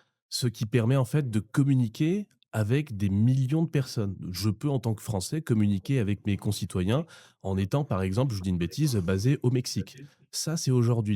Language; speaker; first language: French; native; French